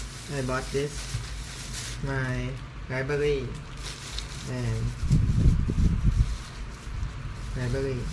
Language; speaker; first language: English; non-native, learner; Thai